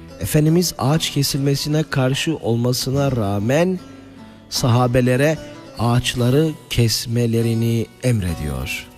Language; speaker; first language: Turkish; native; Turkish